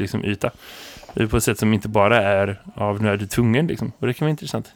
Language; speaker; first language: Swedish; native; Swedish